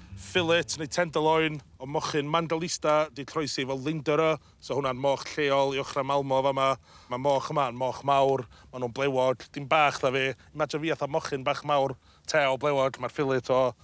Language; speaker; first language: Welsh; native; Welsh